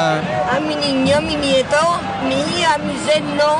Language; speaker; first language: Spanish; native; Spanish